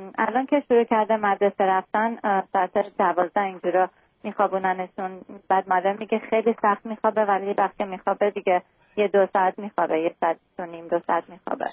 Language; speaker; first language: Persian; early bilingual, heritage; Persian